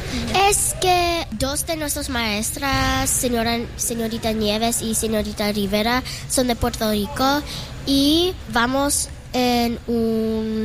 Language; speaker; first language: Spanish; non-native, learner; English